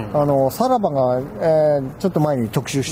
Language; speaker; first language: Japanese; native; Japanese